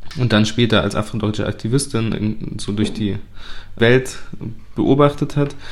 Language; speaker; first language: German; native; German